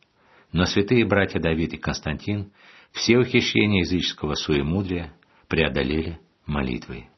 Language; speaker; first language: Russian; native; Russian